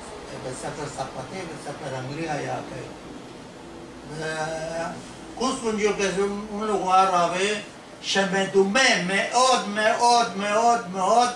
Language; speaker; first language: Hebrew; non-native, fluent; Ladino